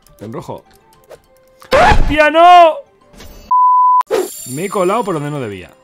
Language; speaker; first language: Spanish; native; Spanish